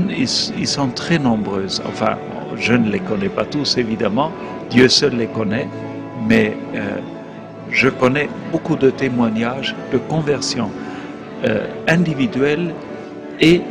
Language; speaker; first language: French; non-native, fluent; German